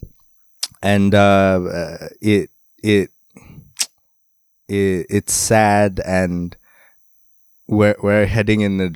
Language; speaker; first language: English; non-native, local second language; Malay